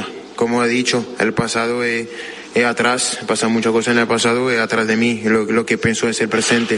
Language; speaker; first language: Spanish; non-native, fluent; French